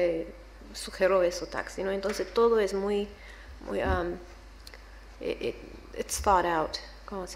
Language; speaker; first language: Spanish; non-native, learner; English